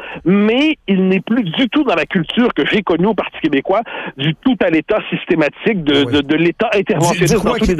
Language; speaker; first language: French; native; French